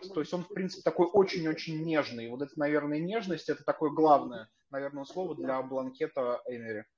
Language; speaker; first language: Russian; native; Russian